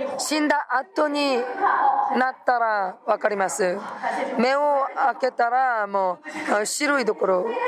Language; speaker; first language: Japanese; non-native, fluent; Korean